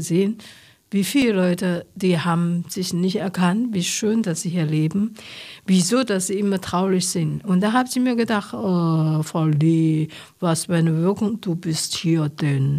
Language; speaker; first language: German; non-native, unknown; Chinese